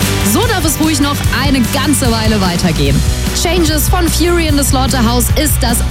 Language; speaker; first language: German; native; German